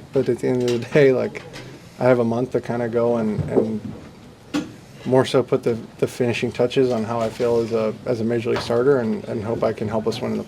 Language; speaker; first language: English; native; English